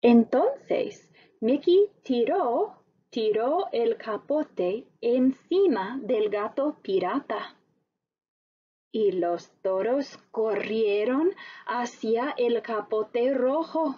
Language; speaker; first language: Spanish; non-native, fluent; English